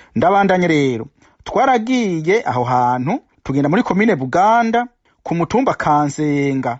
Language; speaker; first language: Rundi; native; Rundi